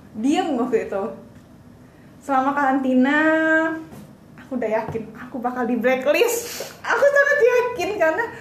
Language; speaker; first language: Indonesian; non-native, local second language; Minangkabau